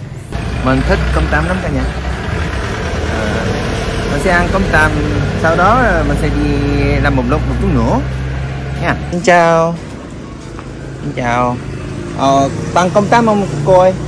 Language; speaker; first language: Vietnamese; non-native, learner; Korean